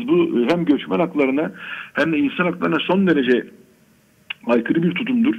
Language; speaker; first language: Turkish; native; Turkish